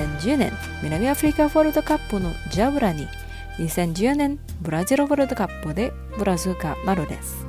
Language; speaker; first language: Japanese; non-native, fluent; Indonesian